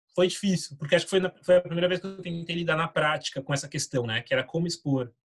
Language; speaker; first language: Portuguese; native; Portuguese